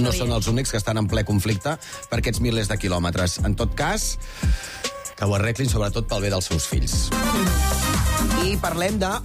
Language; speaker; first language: Catalan; native; Catalan